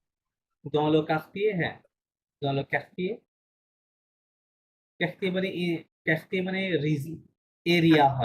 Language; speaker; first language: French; non-native, fluent; Bangla